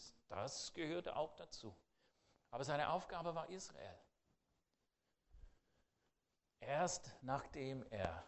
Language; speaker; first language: German; non-native, fluent; English